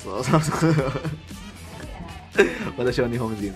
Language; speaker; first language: Japanese; non-native, fluent; Indonesian